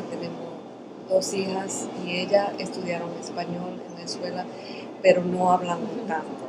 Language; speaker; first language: Spanish; early bilingual, other home language; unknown